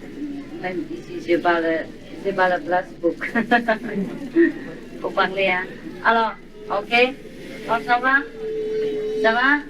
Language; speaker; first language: French; non-native, learner; Vietnamese